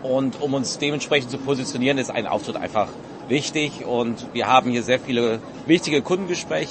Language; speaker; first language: German; native; German